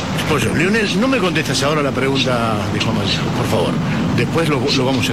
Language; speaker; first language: Spanish; native; Spanish